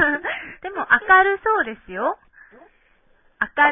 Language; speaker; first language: Japanese; non-native, fluent; Korean